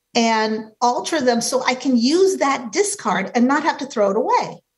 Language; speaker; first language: English; native; English